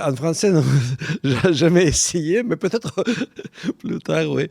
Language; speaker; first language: French; non-native, fluent; Russian